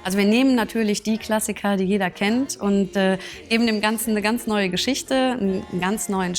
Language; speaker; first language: German; native; German